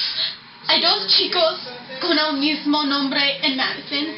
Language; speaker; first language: Spanish; non-native, learner; English